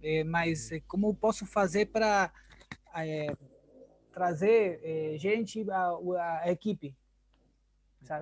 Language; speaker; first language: Portuguese; non-native, learner; Spanish